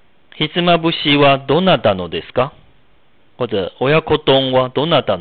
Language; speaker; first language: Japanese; non-native, fluent; Chinese